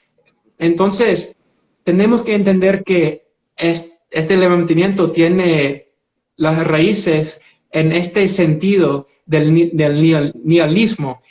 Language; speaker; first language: Spanish; non-native, fluent; English